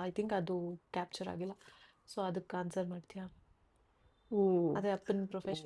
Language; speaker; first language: Kannada; native; Kannada